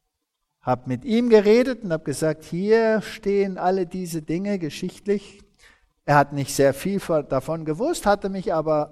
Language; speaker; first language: German; early bilingual, heritage; German